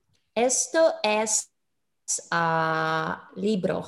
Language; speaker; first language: Spanish; non-native, learner; English